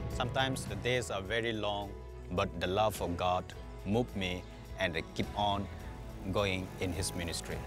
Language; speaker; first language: English; non-native, local second language; Manipuri